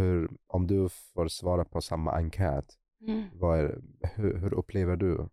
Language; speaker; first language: Swedish; non-native, fluent; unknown